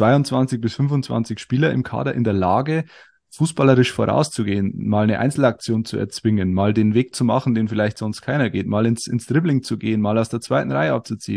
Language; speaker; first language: German; native; German